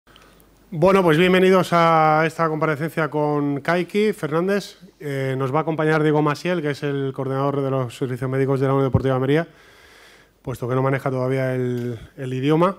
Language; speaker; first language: Spanish; native; Spanish